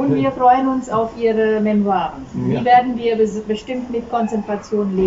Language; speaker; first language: German; non-native, fluent; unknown